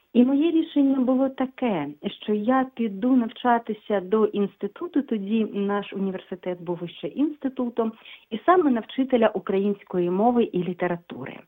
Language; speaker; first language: Ukrainian; non-native, local second language; Russian